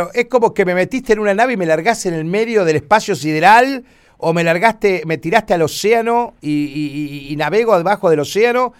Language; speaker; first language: Spanish; native; Spanish